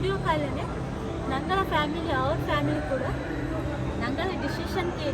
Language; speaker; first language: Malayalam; non-native, learner; Kannada